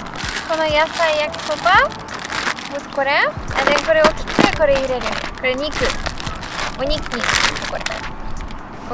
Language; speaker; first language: Japanese; non-native, fluent; English